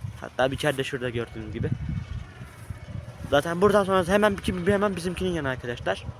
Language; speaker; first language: Turkish; native; Turkish